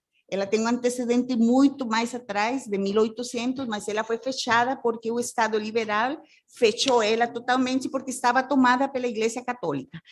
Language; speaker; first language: Portuguese; non-native, fluent; Spanish